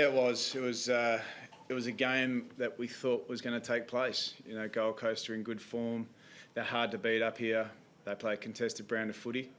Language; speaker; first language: English; native; English